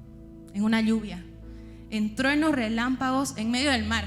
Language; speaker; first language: Spanish; native; Spanish